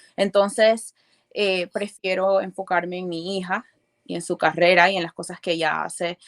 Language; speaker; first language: Spanish; early bilingual, other home language; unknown